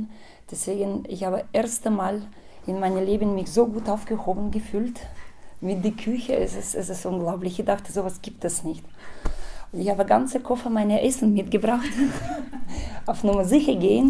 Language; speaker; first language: German; non-native, fluent; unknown